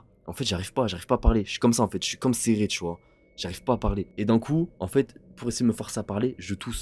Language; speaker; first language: French; native; French